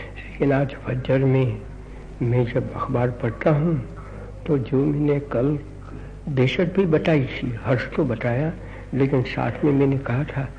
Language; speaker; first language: Hindi; non-native, local second language; Gujarati